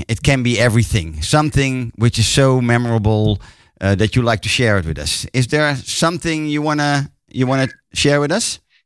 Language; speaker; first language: English; non-native, fluent; Dutch